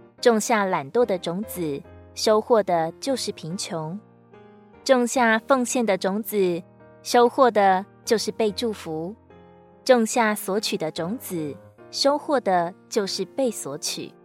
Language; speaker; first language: Chinese; native; Chinese